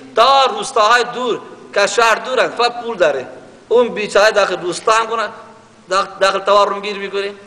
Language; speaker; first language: Persian; native; Persian